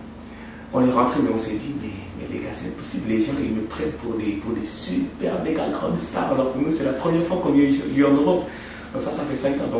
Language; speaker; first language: French; non-native, local second language; Wolof